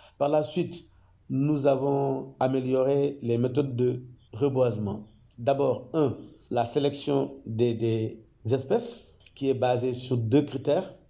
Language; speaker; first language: French; non-native, local second language; Wolof